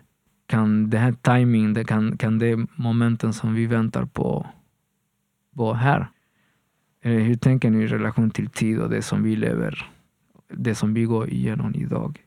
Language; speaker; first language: Swedish; non-native, fluent; Spanish